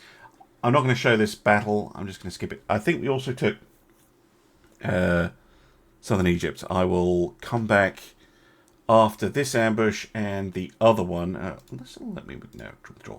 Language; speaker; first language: English; native; English